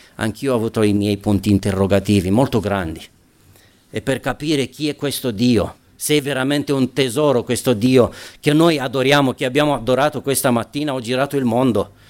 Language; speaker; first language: Italian; non-native, fluent; Romanian